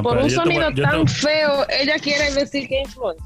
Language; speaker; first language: Spanish; native; Spanish